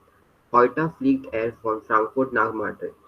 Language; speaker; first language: German; non-native, fluent; Hindi